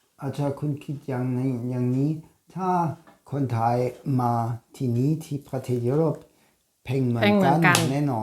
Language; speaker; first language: Thai; non-native, learner; German